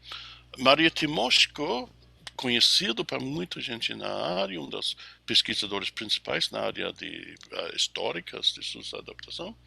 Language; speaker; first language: Portuguese; non-native, fluent; English